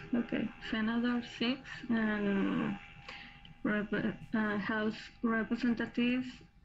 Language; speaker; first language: English; non-native, learner; Spanish